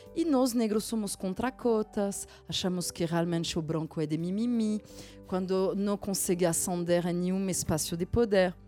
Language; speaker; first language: Portuguese; non-native, fluent; French